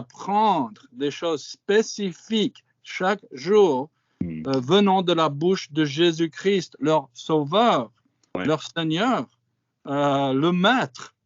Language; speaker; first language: French; non-native, fluent; English